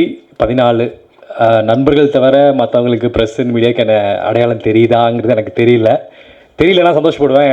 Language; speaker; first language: Tamil; native; Tamil